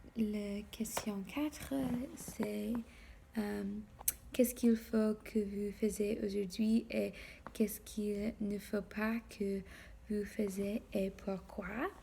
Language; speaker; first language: French; non-native, learner; English